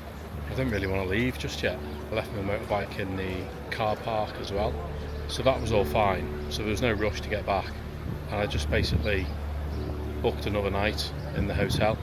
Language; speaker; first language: English; native; English